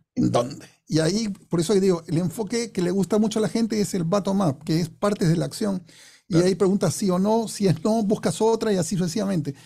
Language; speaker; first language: Spanish; non-native, fluent; English